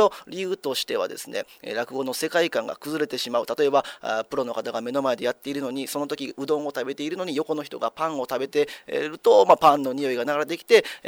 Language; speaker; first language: Japanese; native; Japanese